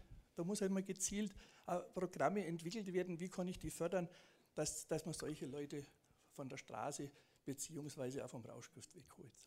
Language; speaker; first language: German; native; German